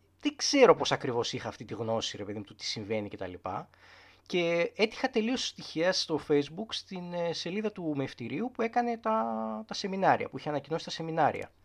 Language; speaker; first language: Greek; native; Greek